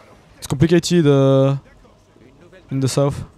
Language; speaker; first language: English; non-native, learner; French